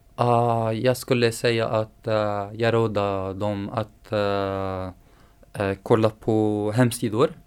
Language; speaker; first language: Swedish; non-native, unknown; Arabic